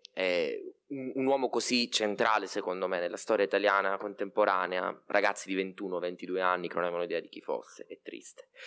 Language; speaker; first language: Italian; native; Italian